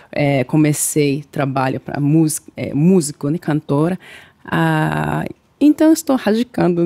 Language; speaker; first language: Portuguese; non-native, learner; Japanese